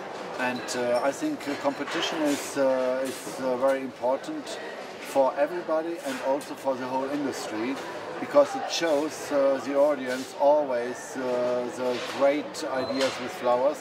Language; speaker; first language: English; non-native, fluent; German